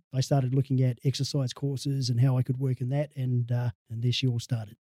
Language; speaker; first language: English; native; English